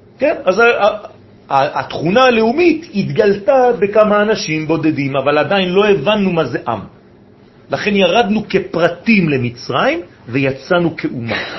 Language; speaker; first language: Hebrew; non-native, fluent; French